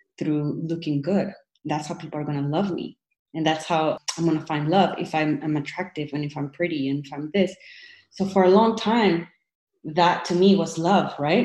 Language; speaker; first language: English; early bilingual, other home language; Spanish